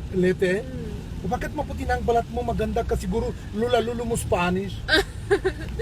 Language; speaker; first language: Filipino; non-native, learner; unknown